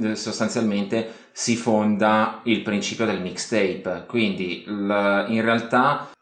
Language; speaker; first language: Italian; native; Italian